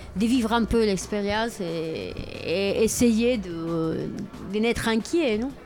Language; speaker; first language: French; non-native, fluent; Spanish